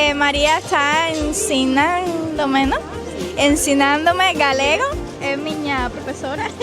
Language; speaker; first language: Galician; non-native, learner; Spanish